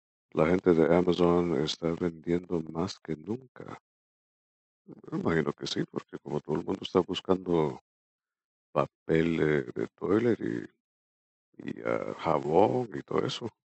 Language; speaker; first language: Spanish; non-native, learner; English